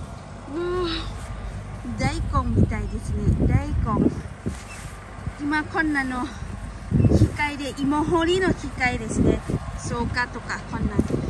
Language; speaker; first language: Japanese; non-native, learner; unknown